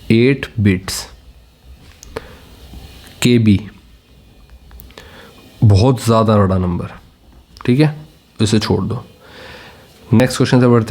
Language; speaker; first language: Hindi; native; Hindi